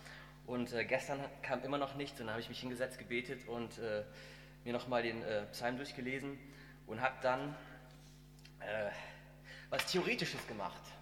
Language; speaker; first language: German; native; German